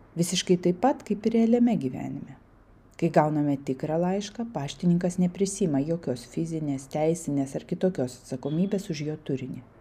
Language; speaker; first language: Lithuanian; non-native, local second language; Russian